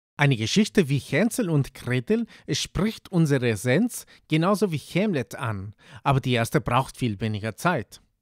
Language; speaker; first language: German; non-native, fluent; Spanish